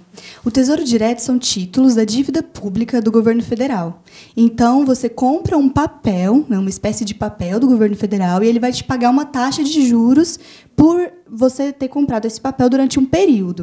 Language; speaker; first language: Portuguese; native; Portuguese